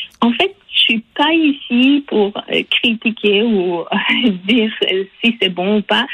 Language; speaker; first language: French; non-native, local second language; Persian